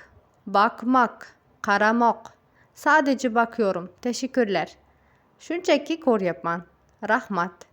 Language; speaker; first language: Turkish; non-native, fluent; Uzbek